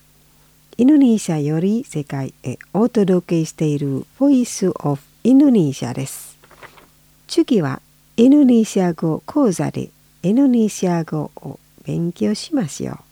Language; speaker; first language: Japanese; non-native, fluent; Indonesian